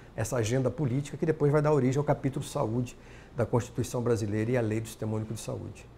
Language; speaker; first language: Portuguese; native; Portuguese